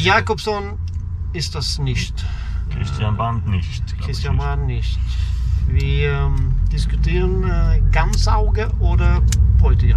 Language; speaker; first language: German; non-native, learner; Swedish